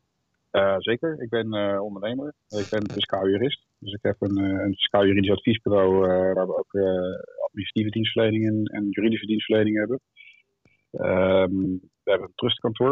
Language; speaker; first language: Dutch; native; Dutch